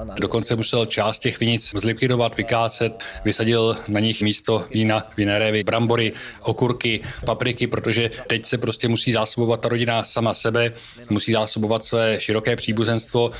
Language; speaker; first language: Czech; native; Czech